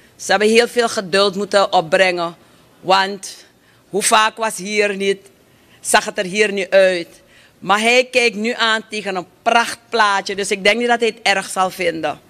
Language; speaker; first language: Dutch; native; Dutch